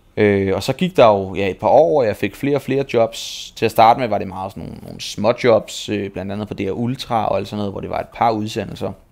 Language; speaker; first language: Danish; native; Danish